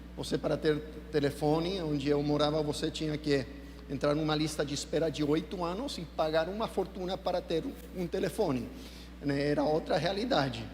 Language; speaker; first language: Portuguese; non-native, fluent; English